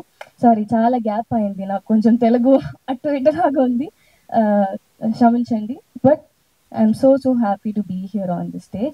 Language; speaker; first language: Telugu; non-native, learner; Tamil